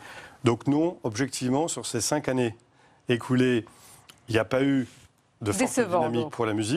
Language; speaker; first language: French; native; French